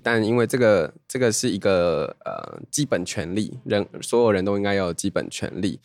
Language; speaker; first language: Chinese; native; Chinese